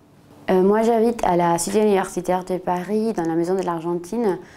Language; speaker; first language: French; non-native, fluent; Spanish